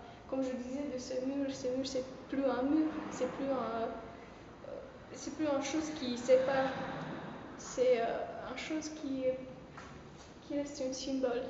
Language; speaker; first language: French; non-native, fluent; Romanian